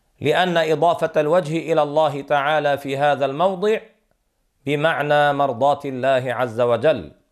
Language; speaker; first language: Arabic; native; Arabic